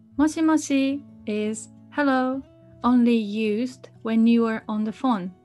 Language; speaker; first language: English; non-native, fluent; Japanese